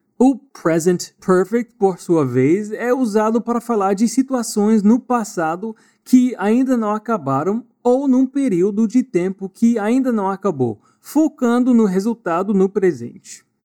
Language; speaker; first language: Portuguese; native; Portuguese